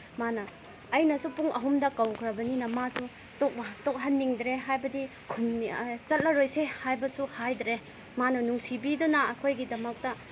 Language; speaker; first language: Manipuri; non-native, local second language; Rongmei Naga